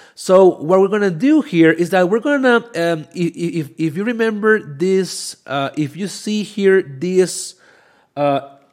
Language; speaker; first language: English; non-native, fluent; Spanish